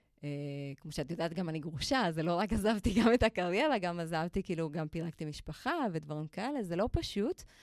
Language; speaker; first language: Hebrew; non-native, fluent; Spanish